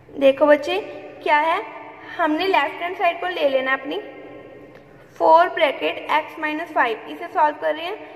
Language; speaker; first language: Hindi; non-native, local second language; Punjabi